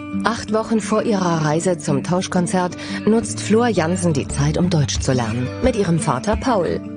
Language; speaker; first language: German; native; German